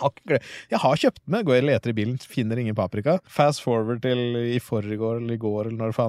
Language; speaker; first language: Norwegian; native; Norwegian